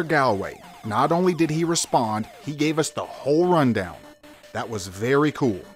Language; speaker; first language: English; native; English